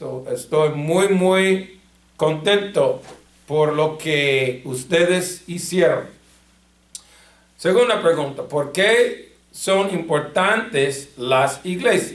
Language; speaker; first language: Spanish; non-native, fluent; English